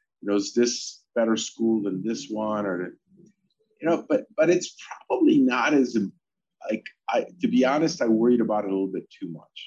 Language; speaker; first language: English; early bilingual, other home language; Polish